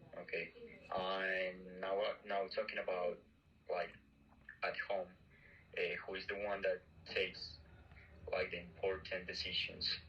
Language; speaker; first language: English; non-native, fluent; Spanish